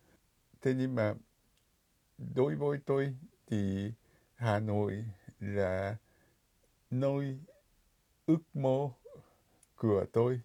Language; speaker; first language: Vietnamese; non-native, fluent; Japanese